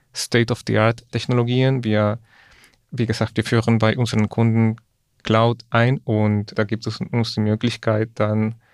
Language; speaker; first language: German; non-native, fluent; Spanish